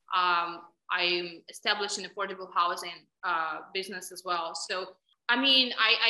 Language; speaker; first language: English; non-native, fluent; Ukrainian